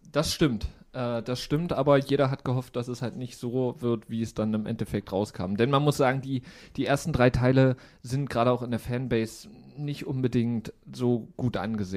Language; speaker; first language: German; native; German